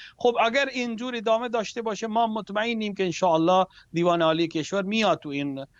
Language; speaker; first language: Persian; non-native, fluent; Urdu